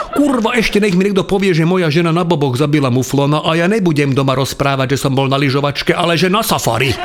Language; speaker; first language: Slovak; non-native, local second language; Hungarian